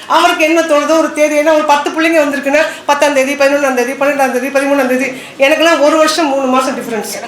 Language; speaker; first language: Tamil; non-native, local second language; Kannada